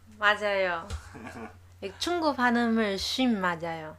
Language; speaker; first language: Korean; non-native, learner; Chinese